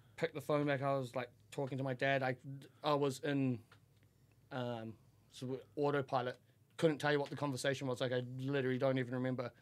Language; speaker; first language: English; native; English